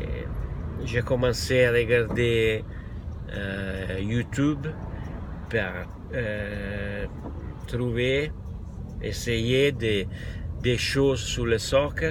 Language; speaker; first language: French; non-native, learner; Italian